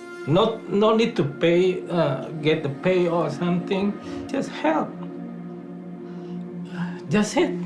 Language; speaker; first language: English; non-native, learner; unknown